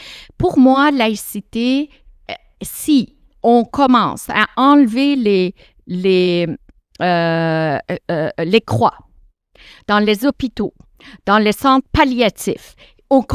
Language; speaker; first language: French; non-native, fluent; Persian